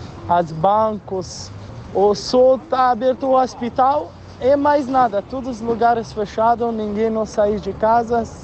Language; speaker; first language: Portuguese; non-native, learner; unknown